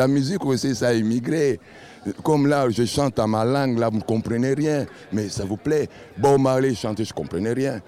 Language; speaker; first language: French; non-native, local second language; Lingala